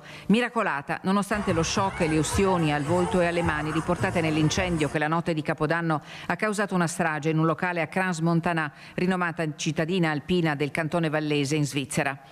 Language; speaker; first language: Italian; native; Italian